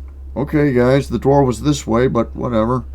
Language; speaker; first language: English; native; English